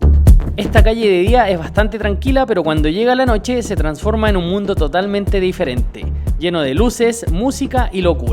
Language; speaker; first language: Spanish; native; Spanish